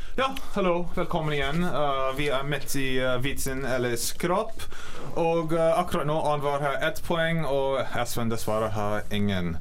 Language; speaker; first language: Norwegian; non-native, learner; English